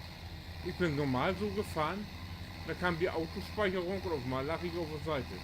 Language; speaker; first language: German; native; German